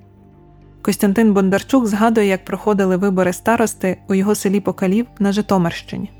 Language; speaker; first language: Ukrainian; native; Ukrainian